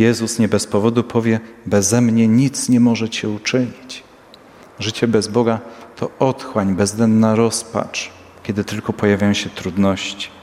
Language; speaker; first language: Polish; native; Polish